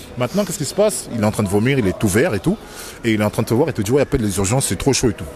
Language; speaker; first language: French; native; French